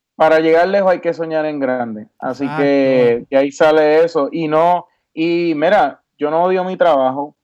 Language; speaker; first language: Spanish; native; Spanish